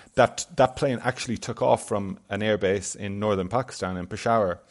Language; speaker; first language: English; native; English